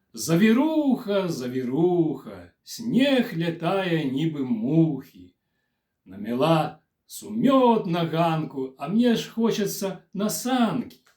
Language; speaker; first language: Belarusian; native; Belarusian